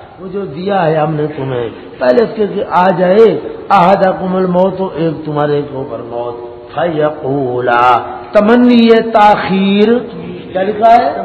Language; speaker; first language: Urdu; non-native, local second language; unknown